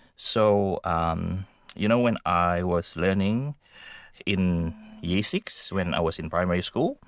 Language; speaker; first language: English; non-native, fluent; Indonesian